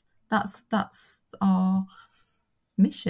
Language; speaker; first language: English; native; English